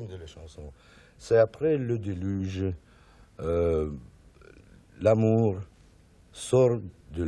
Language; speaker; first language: French; non-native, learner; Russian